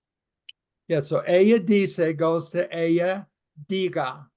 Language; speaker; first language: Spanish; non-native, fluent; English